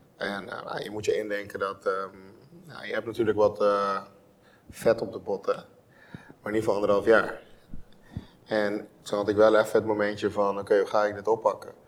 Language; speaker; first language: Dutch; non-native, local second language; Papiamento